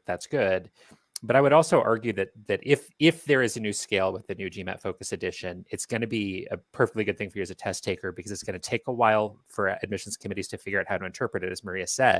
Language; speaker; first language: English; native; English